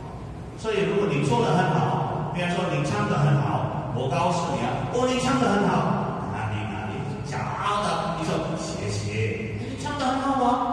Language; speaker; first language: Chinese; non-native, fluent; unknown